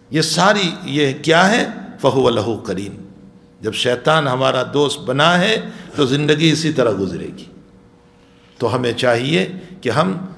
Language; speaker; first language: Urdu; non-native, local second language; Gujarati